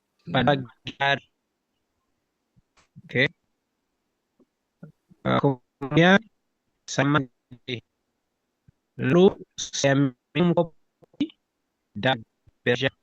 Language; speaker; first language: Indonesian; non-native, learner; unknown